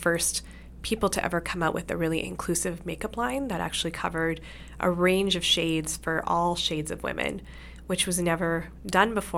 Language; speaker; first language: English; native; English